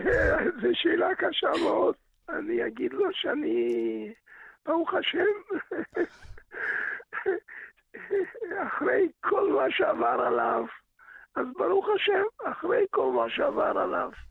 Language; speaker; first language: Hebrew; early bilingual, other home language; Yiddish